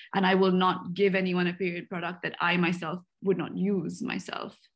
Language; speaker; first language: English; native; English